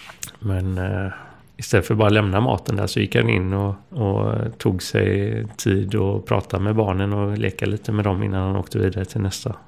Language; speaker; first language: Swedish; native; Swedish